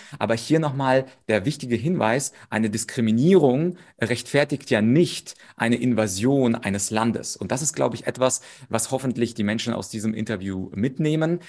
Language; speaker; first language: German; early bilingual, other home language; Russian